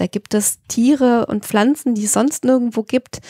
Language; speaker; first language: German; native; German